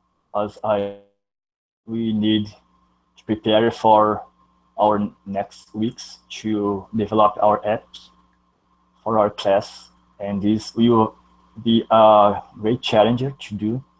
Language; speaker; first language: English; non-native, learner; Portuguese